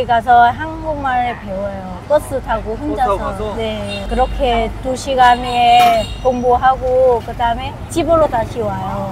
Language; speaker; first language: Korean; non-native, fluent; Vietnamese